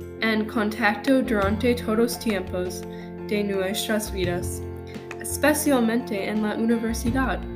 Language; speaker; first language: Spanish; non-native, learner; English